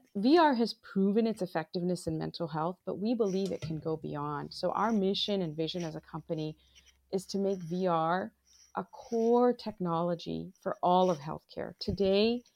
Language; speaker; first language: English; non-native, local second language; Bangla